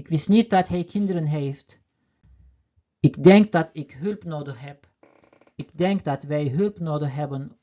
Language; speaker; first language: Dutch; non-native, learner; Turkish